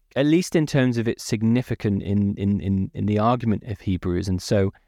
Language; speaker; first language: English; native; English